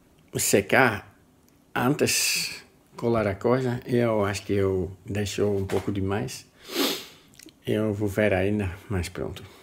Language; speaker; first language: Portuguese; non-native, learner; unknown